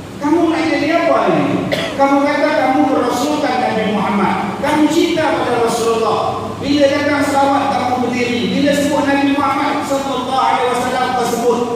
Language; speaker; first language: Malay; native; Malay